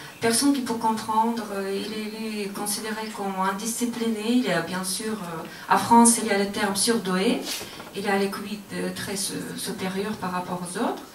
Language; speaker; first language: French; non-native, learner; Russian